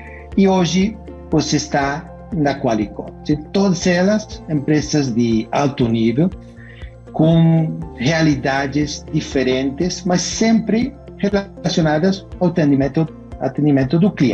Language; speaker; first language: Portuguese; non-native, fluent; Spanish